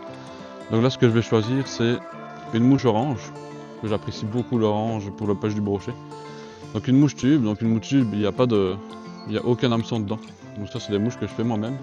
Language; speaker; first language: French; native; French